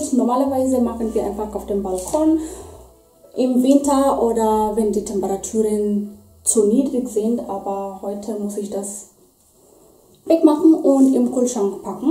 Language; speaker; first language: German; non-native, fluent; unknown